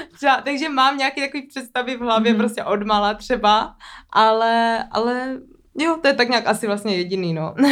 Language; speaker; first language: Czech; early bilingual, other home language; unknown